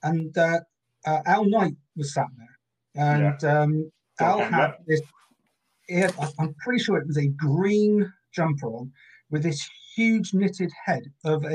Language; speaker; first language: English; native; English